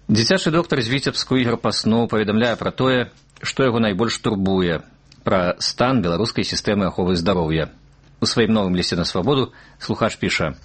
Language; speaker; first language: Belarusian; native; Belarusian